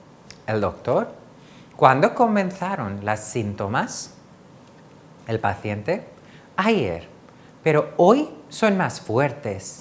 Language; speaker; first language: Spanish; non-native, fluent; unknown